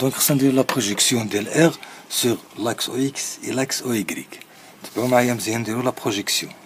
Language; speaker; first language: French; non-native, local second language; Arabic